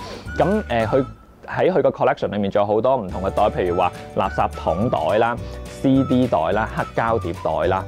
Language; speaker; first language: Cantonese; native; Cantonese